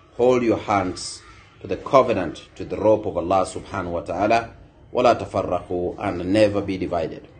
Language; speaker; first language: English; non-native, local second language; Luo (Kenya and Tanzania)